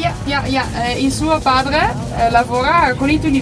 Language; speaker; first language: Italian; non-native, fluent; Dutch